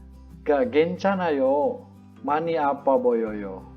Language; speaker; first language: Korean; non-native, learner; Indonesian